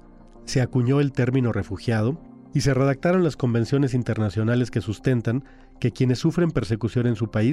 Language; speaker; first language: Spanish; native; Spanish